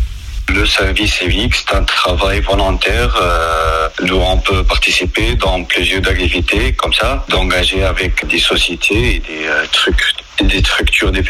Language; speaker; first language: French; non-native, learner; Arabic